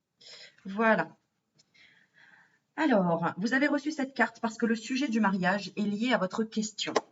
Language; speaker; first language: French; native; French